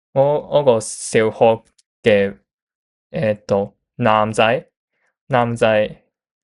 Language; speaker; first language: Cantonese; non-native, learner; Japanese